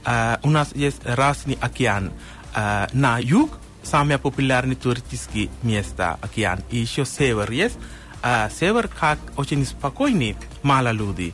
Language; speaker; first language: Russian; non-native, learner; Sinhala